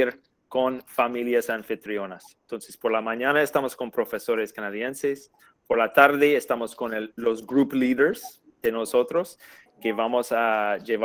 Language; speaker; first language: Spanish; non-native, fluent; English